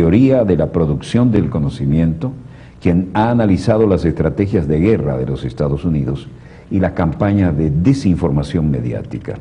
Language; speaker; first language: Spanish; native; Spanish